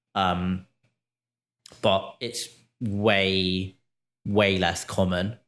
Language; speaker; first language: English; native; English